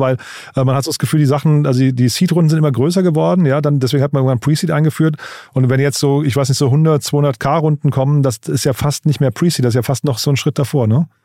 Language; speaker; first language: German; native; German